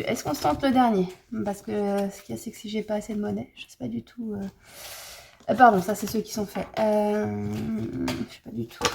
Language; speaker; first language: French; native; French